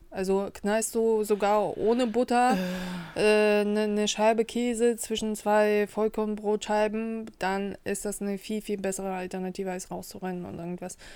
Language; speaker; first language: German; early bilingual, other home language; Russian